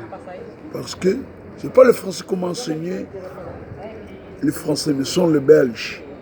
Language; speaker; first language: French; non-native, learner; Portuguese